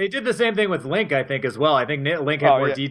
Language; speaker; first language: English; native; English